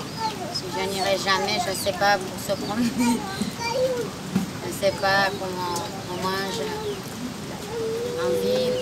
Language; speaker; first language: French; non-native, local second language; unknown